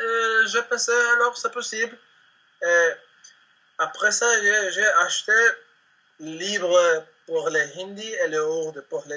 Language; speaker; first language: French; non-native, learner; Spanish